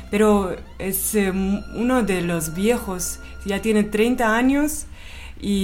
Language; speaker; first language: Spanish; non-native, fluent; Russian